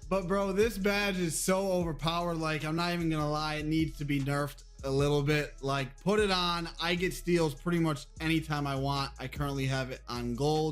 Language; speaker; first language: English; native; English